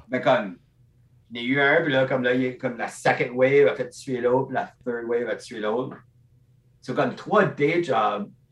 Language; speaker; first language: French; non-native, local second language; English